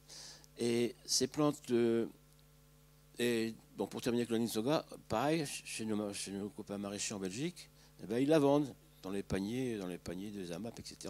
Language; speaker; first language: French; native; French